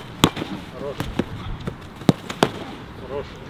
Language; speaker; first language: Russian; native; Russian